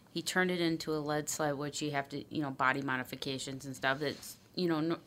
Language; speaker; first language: English; native; English